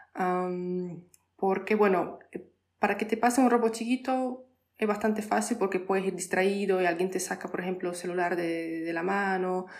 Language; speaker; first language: Spanish; non-native, fluent; Polish